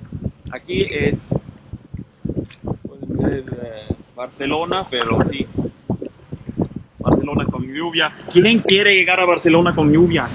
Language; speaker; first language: Spanish; non-native, fluent; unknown